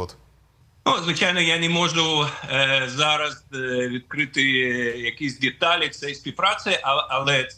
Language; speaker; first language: Ukrainian; non-native, fluent; Russian